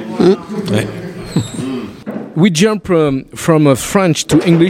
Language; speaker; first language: English; non-native, learner; French